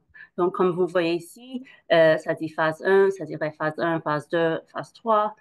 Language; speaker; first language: French; non-native, fluent; English